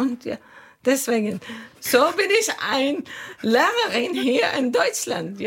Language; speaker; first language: German; non-native, learner; Arabic